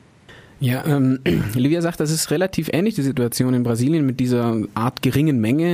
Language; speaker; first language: German; native; German